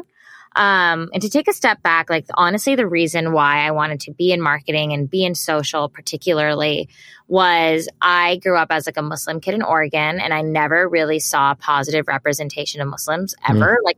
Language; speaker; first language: English; native; English